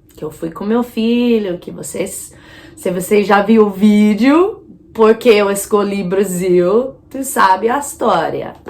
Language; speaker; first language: Portuguese; non-native, fluent; English